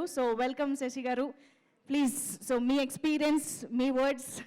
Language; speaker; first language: Telugu; native; Telugu